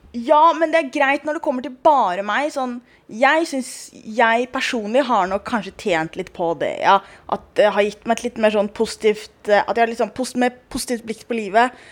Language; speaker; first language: Norwegian; early bilingual, other home language; Somali